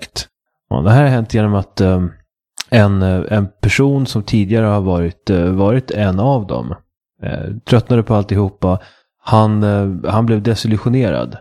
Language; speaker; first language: Swedish; native; Swedish